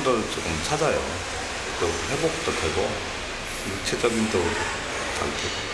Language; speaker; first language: Korean; non-native, fluent; Nepali